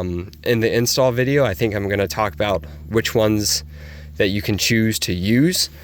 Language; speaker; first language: English; native; English